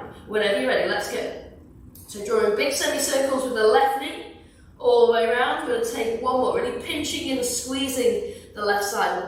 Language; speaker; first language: English; native; English